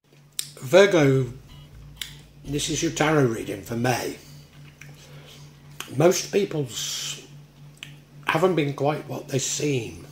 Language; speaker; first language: English; native; English